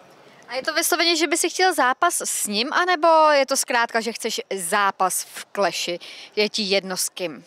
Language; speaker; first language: Czech; native; Czech